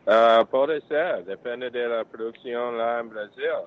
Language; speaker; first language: Portuguese; non-native, fluent; English